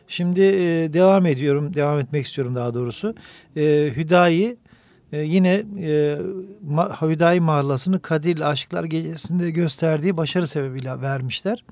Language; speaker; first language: Turkish; native; Turkish